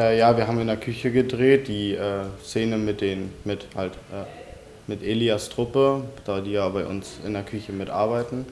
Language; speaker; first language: German; native; German